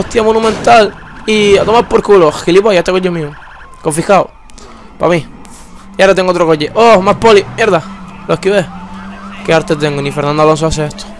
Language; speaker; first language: Spanish; native; Spanish